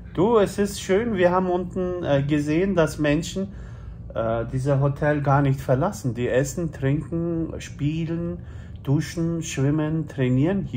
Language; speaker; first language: German; early bilingual, other home language; Turkish